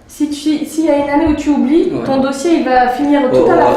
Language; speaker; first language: French; native; French